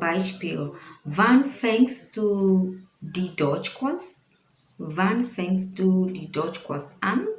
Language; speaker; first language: German; non-native, learner; Swahili